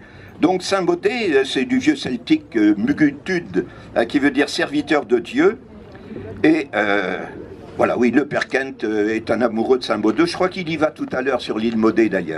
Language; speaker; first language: French; native; French